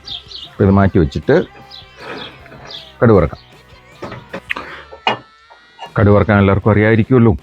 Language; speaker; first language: Malayalam; native; Malayalam